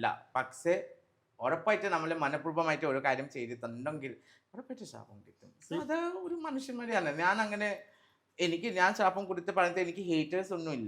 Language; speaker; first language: Malayalam; non-native, fluent; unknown